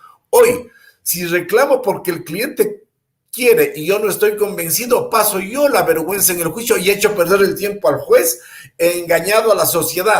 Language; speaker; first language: Spanish; native; Spanish